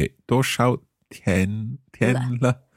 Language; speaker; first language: Chinese; non-native, learner; English